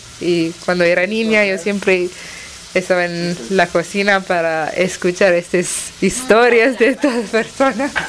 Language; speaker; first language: Spanish; non-native, learner; Tamil